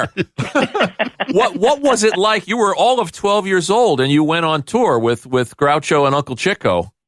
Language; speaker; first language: English; native; English